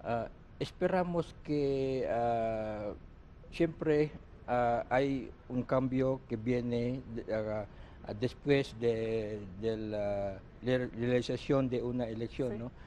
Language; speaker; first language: Spanish; non-native, learner; Filipino